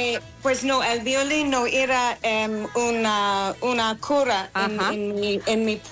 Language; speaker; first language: Spanish; non-native, fluent; English